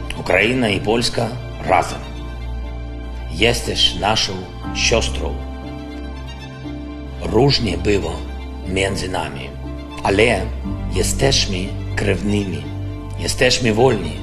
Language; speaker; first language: Polish; non-native, learner; Ukrainian